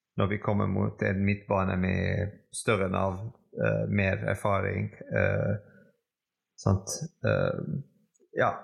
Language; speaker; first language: Norwegian; non-native, fluent; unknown